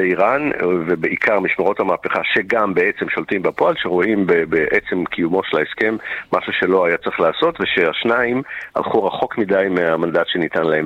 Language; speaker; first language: Hebrew; non-native, local second language; English